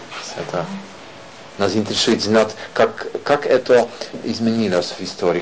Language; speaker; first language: Russian; non-native, learner; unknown